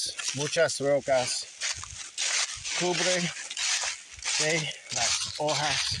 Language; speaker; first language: Spanish; non-native, learner; English